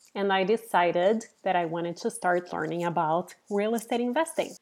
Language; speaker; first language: English; non-native, fluent; Portuguese